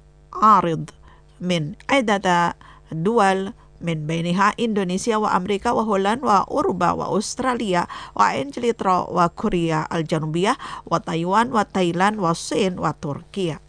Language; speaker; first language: Arabic; non-native, fluent; Indonesian